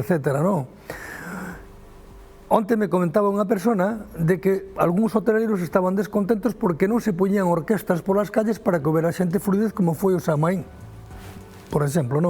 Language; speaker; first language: Galician; native; Galician